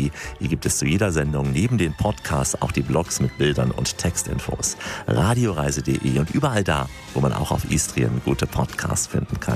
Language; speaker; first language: German; native; German